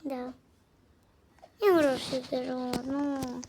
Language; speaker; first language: Romanian; early bilingual, heritage; Romanian